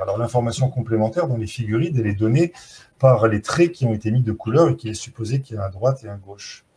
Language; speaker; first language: French; native; French